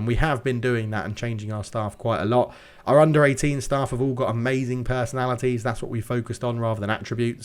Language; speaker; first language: English; native; English